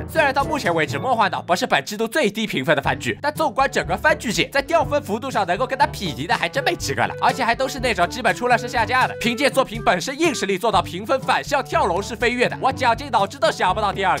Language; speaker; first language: Chinese; native; Chinese